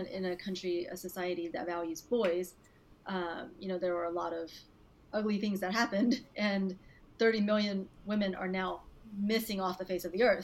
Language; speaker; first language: English; native; English